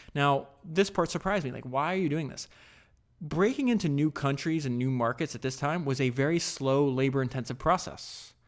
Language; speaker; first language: English; native; English